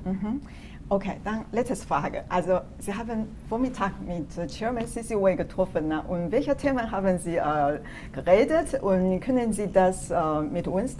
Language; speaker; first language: German; non-native, fluent; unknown